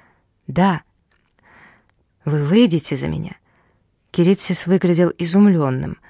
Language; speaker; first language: Russian; native; Russian